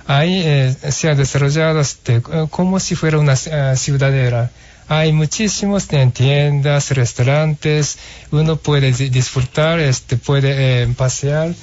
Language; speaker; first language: Spanish; non-native, fluent; Japanese